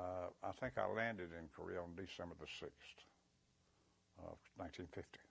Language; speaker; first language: English; native; English